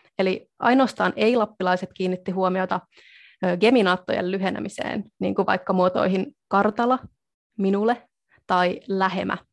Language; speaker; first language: Finnish; native; Finnish